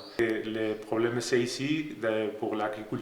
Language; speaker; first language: French; non-native, learner; Spanish